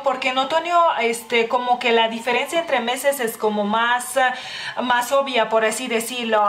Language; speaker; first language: Spanish; non-native, fluent; Lithuanian